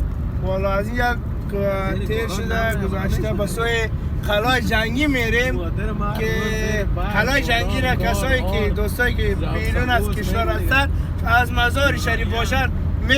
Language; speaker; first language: Persian; native; Persian